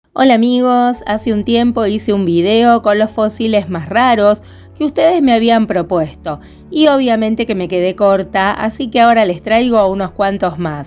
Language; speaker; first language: Spanish; native; Spanish